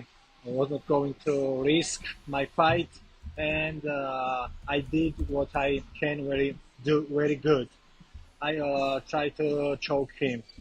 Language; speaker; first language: English; non-native, learner; Georgian